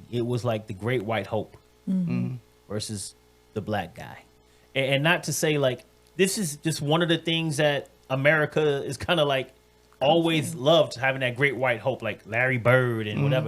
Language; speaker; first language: English; native; English